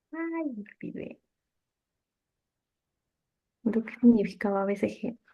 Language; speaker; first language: Spanish; native; Spanish